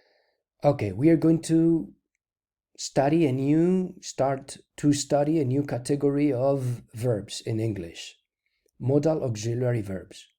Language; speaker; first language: English; non-native, fluent; Spanish